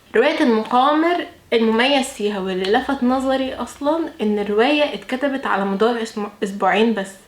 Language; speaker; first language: Arabic; native; Arabic